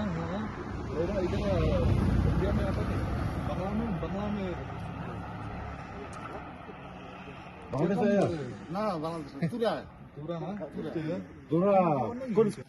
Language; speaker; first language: Hindi; non-native, local second language; Khasi